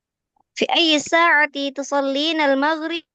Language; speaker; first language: Arabic; non-native, learner; Indonesian